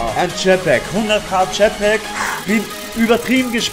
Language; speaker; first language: German; native; German